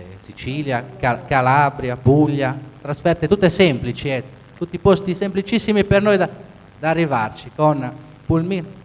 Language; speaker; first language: Italian; native; Italian